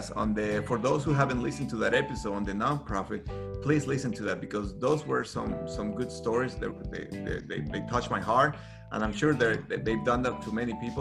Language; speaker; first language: English; non-native, fluent; Spanish